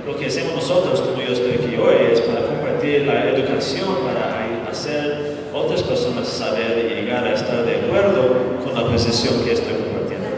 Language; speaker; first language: Spanish; non-native, fluent; English